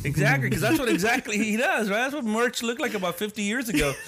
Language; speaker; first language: English; early bilingual, other home language; Spanish